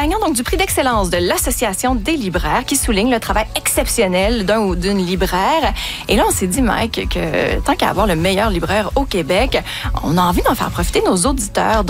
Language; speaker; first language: French; native; French